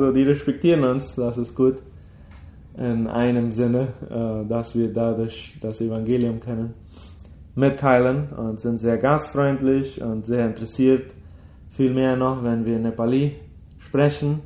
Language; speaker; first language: German; early bilingual, heritage; German